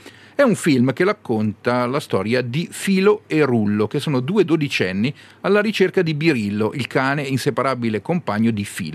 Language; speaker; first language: Italian; native; Italian